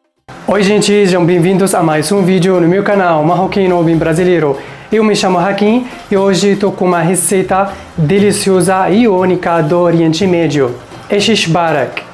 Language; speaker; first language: Portuguese; non-native, fluent; Arabic